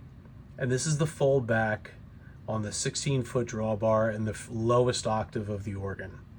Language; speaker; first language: English; native; English